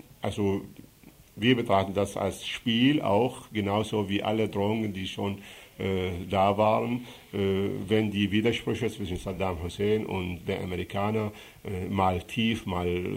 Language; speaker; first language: German; non-native, fluent; Arabic